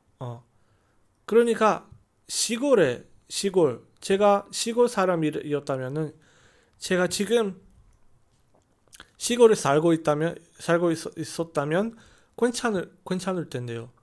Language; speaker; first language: Korean; non-native, learner; Chinese